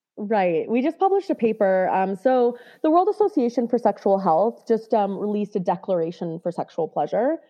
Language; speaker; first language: English; native; English